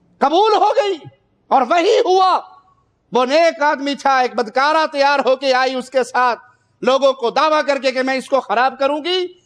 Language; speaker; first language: Urdu; non-native, local second language; Punjabi